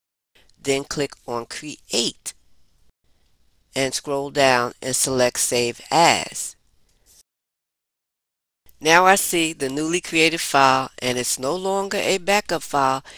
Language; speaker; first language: English; native; English